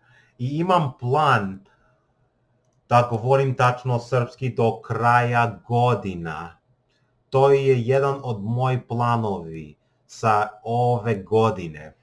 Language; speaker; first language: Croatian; non-native, learner; English